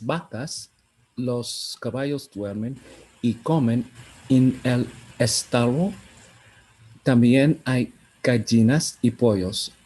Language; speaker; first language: Spanish; non-native, learner; English